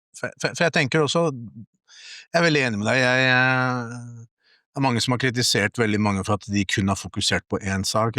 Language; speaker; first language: Norwegian; early bilingual, other home language; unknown